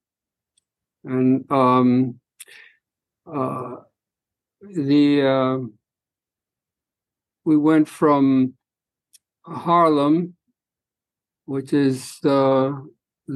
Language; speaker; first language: English; early bilingual, other home language; Spanish